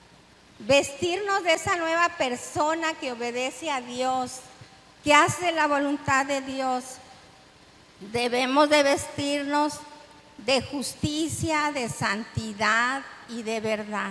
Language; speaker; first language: Spanish; native; Spanish